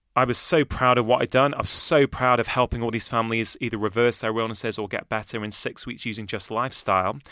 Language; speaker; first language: English; native; English